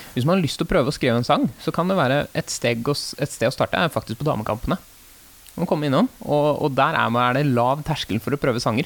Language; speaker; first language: Norwegian; native; Norwegian